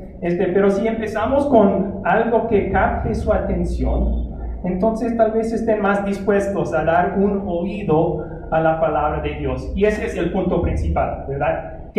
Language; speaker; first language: Spanish; non-native, fluent; English